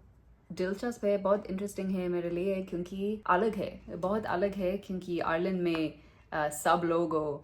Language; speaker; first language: Hindi; non-native, learner; English